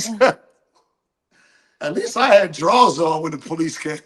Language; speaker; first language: English; native; English